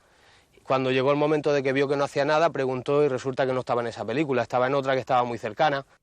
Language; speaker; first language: Spanish; native; Spanish